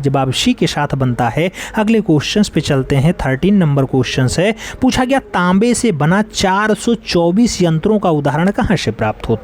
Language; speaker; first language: Hindi; native; Hindi